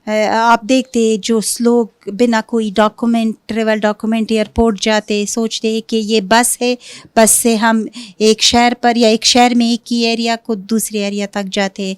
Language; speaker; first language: Hindi; non-native, fluent; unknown